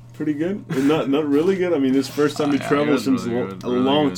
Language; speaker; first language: English; non-native, fluent; Danish